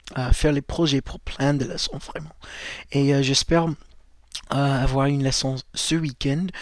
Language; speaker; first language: French; non-native, fluent; English